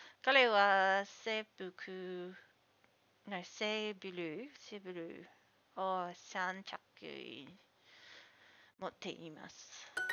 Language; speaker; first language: Japanese; non-native, learner; English